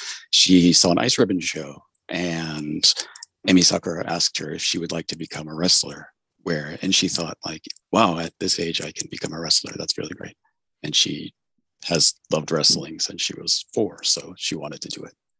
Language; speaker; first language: English; native; English